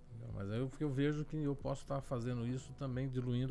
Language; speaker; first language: Portuguese; native; Portuguese